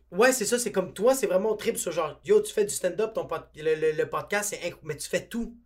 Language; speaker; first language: French; native; French